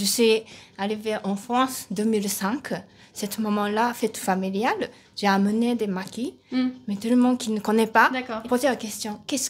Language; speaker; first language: French; non-native, learner; Japanese